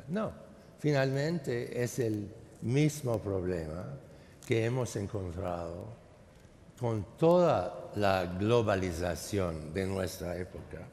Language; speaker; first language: Spanish; non-native, fluent; English